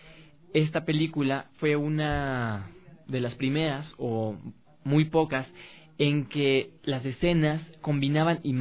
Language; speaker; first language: Spanish; native; Spanish